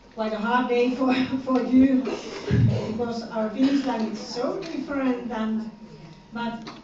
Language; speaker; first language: English; non-native, fluent; Finnish